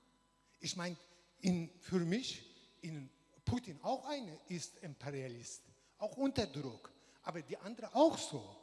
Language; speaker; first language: German; non-native, learner; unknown